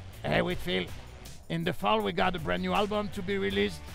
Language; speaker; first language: English; non-native, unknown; French